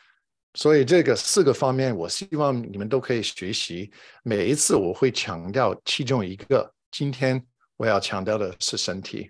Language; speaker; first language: Chinese; non-native, fluent; English